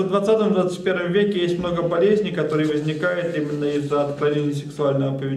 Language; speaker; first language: Russian; native; Russian